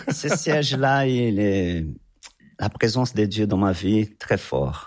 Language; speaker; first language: French; non-native, fluent; Portuguese